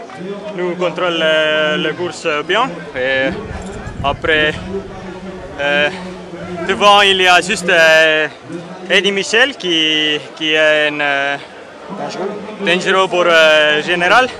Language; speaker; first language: French; non-native, learner; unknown